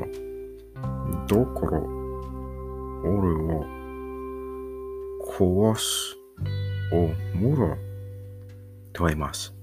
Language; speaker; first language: Japanese; non-native, learner; English